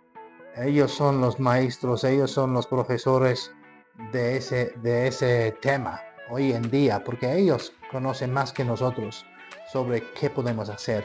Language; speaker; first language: Spanish; non-native, fluent; English